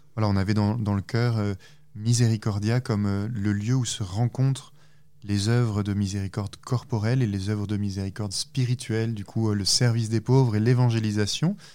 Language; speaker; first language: French; native; French